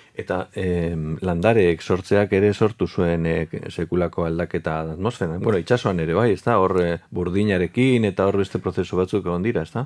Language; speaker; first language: Basque; native; Basque